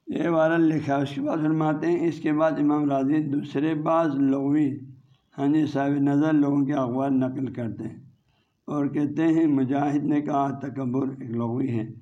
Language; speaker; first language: Urdu; non-native, local second language; Balti